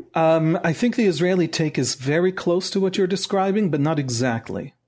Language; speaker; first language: English; non-native, fluent; Hebrew